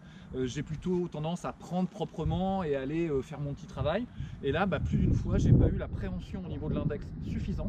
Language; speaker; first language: French; native; French